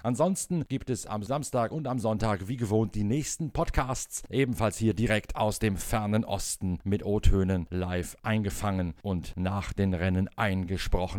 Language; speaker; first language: German; native; German